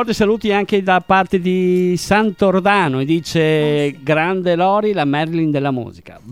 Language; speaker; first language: Italian; native; Italian